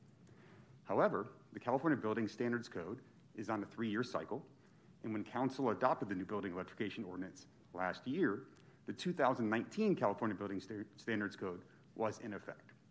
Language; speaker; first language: English; native; English